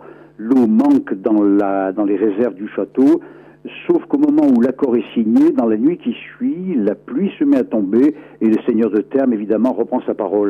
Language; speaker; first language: French; native; French